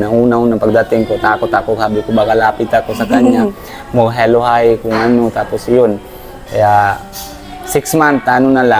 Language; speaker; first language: Filipino; non-native, learner; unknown